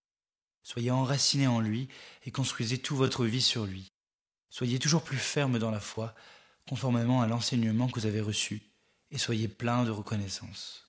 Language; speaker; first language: French; native; French